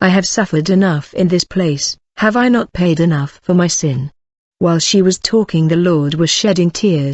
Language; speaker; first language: English; non-native, fluent; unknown